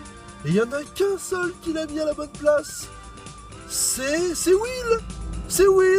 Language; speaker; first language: French; native; French